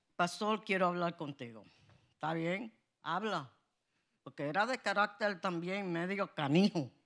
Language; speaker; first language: Spanish; native; Spanish